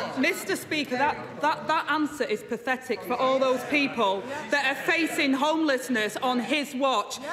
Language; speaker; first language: English; native; English